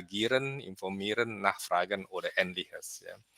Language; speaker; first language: German; non-native, fluent; Indonesian